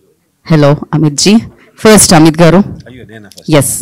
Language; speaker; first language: Telugu; native; Telugu